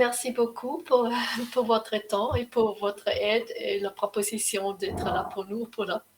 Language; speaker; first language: French; non-native, fluent; German